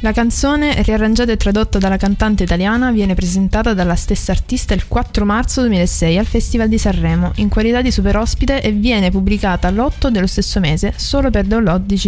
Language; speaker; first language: Italian; native; Italian